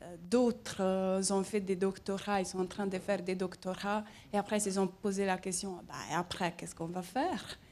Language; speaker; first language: French; non-native, fluent; Italian